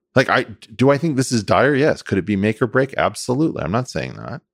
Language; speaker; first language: English; native; English